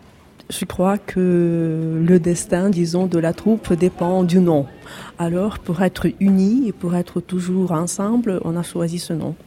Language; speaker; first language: French; non-native, fluent; Russian